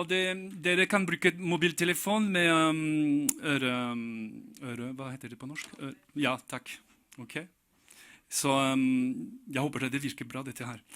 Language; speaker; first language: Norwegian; non-native, fluent; French